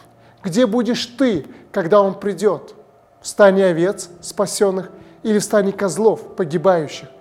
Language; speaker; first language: Russian; native; Russian